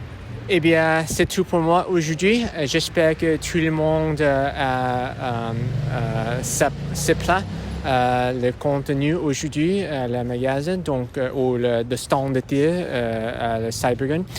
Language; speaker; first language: French; non-native, learner; English